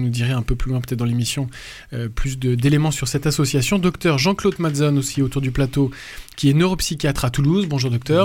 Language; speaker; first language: French; native; French